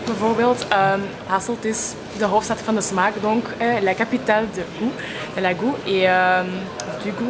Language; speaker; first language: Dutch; non-native, local second language; French